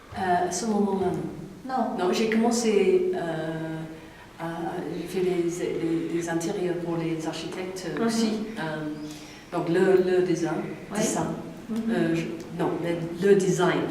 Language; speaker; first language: French; non-native, learner; English